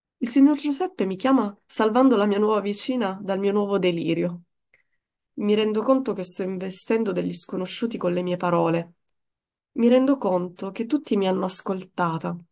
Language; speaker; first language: Italian; non-native, fluent; Persian